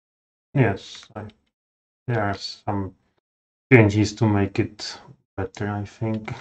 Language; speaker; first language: English; non-native, fluent; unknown